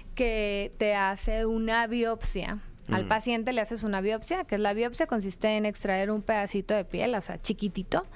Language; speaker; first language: Spanish; native; Spanish